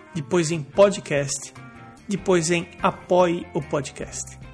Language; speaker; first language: Portuguese; native; Portuguese